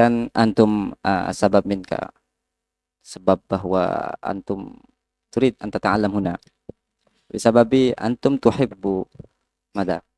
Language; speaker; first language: Arabic; non-native, learner; Indonesian